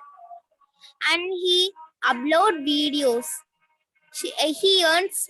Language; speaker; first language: English; non-native, learner; Tamil